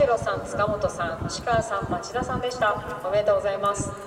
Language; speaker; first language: Japanese; native; Japanese